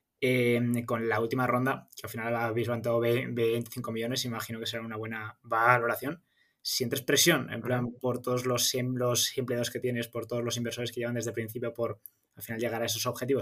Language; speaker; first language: Spanish; native; Spanish